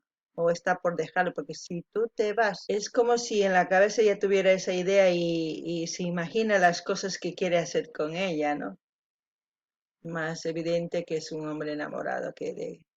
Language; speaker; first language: Spanish; non-native, local second language; Quechua